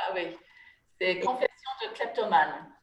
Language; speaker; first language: French; non-native, fluent; English